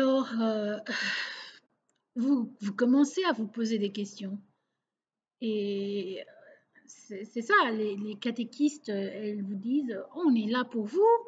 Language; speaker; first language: French; non-native, local second language; Portuguese